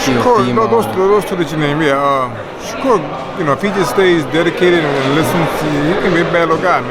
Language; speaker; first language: English; native; English